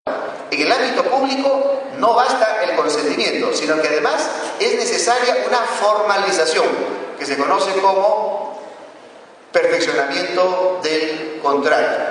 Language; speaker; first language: Spanish; native; Spanish